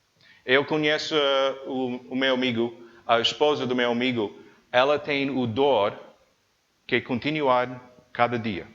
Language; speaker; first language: Portuguese; non-native, learner; English